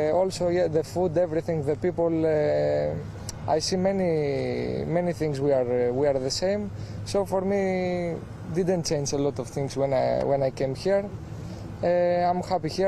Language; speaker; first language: English; non-native, fluent; Greek